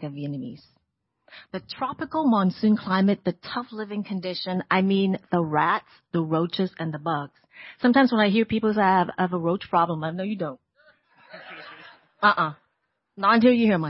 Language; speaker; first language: English; non-native, local second language; Cantonese